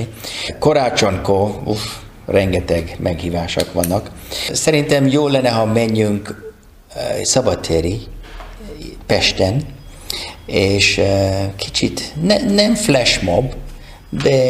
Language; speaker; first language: Hungarian; non-native, learner; English